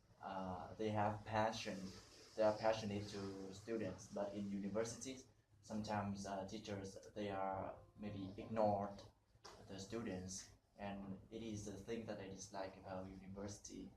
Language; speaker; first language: English; non-native, learner; Vietnamese